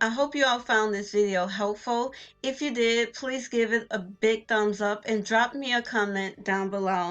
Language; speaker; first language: English; native; English